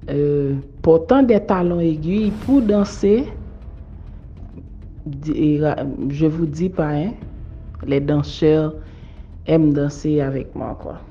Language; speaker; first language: French; non-native, local second language; Haitian Creole